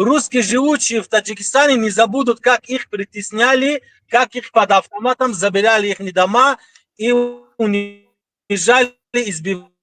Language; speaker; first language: Russian; non-native, local second language; Tajik